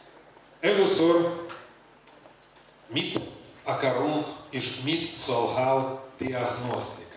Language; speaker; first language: Hungarian; non-native, learner; Russian